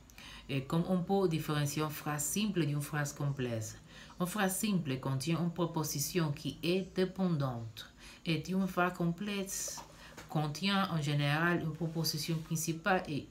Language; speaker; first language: French; non-native, learner; Spanish